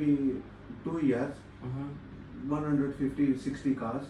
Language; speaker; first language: English; non-native, learner; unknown